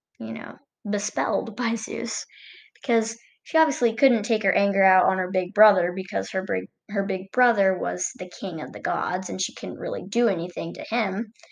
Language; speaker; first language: English; native; English